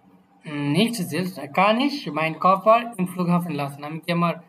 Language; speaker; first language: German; non-native, fluent; Bangla